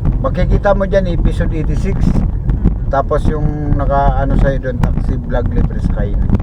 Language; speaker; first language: Filipino; native; Filipino